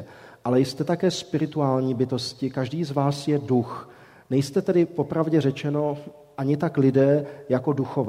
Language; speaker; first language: Czech; native; Czech